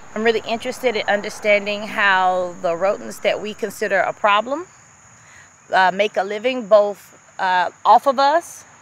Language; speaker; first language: English; native; English